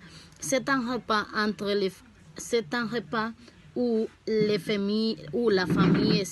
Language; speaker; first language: French; non-native, learner; Spanish